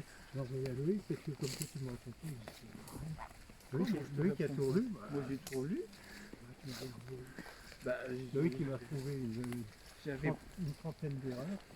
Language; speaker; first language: French; native; French